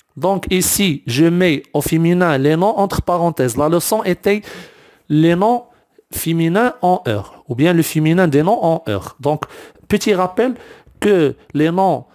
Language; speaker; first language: French; non-native, local second language; Arabic